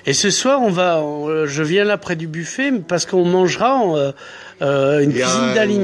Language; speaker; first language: French; native; French